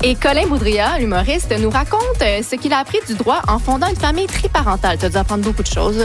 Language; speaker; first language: French; native; French